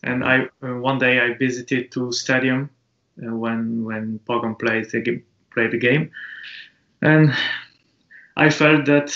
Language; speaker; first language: English; non-native, learner; Japanese